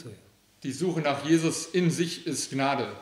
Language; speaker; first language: German; early bilingual, other home language; Aramaic